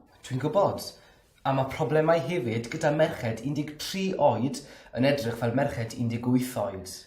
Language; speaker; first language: Welsh; non-native, learner; English